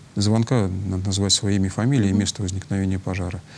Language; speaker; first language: Russian; native; Russian